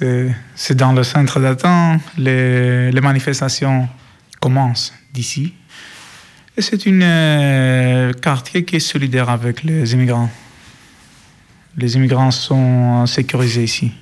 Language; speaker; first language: French; non-native, learner; Greek